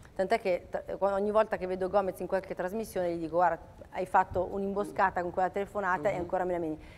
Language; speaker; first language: Italian; native; Italian